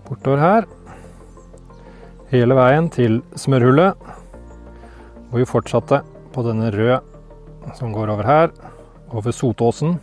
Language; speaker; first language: Norwegian; native; Norwegian